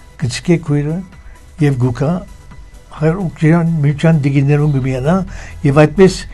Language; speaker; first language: Armenian; early bilingual, heritage; Armenian